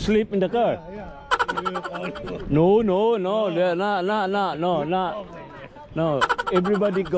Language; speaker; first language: English; non-native, learner; Filipino